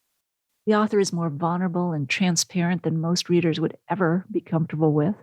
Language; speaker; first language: English; native; English